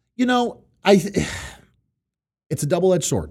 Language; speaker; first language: English; native; English